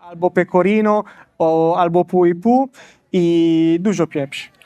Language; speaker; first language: Polish; non-native, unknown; Italian